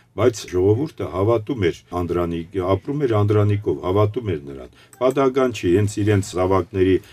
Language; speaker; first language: Armenian; native; Armenian